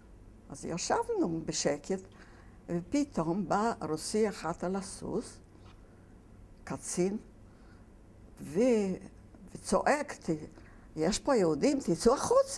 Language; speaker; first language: Hebrew; non-native, fluent; Yiddish